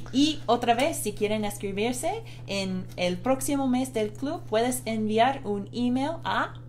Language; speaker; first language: Spanish; non-native, fluent; English